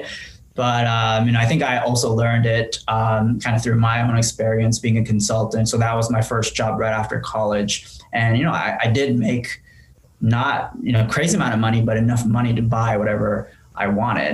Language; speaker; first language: English; non-native, fluent; Japanese